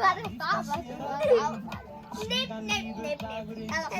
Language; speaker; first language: Icelandic; early bilingual, heritage; Icelandic